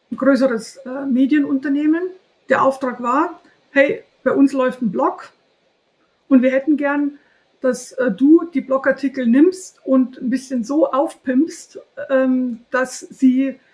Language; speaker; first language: German; native; German